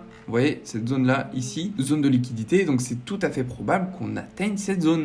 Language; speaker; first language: French; native; French